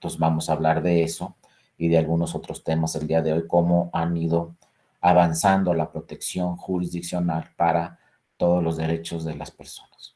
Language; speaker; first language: Spanish; native; Spanish